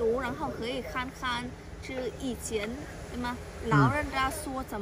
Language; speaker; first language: Chinese; non-native, learner; Vietnamese